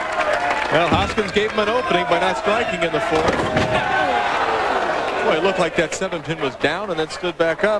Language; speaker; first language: English; native; English